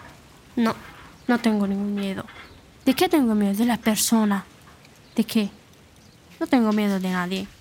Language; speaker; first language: Spanish; non-native, fluent; Arabic